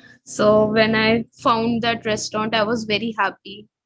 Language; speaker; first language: English; non-native, local second language; Hindi